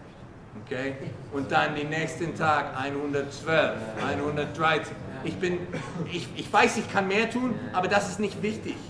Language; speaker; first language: German; non-native, learner; English